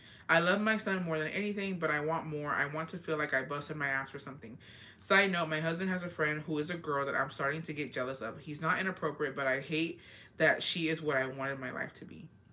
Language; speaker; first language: English; early bilingual, other home language; Spanish